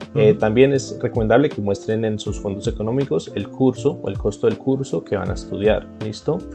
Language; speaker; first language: Spanish; early bilingual, heritage; Spanish